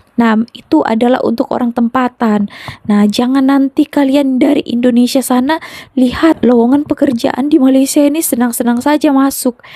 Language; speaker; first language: Indonesian; native; Indonesian